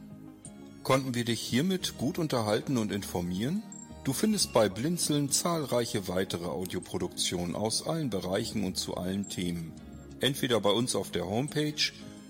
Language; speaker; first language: German; native; German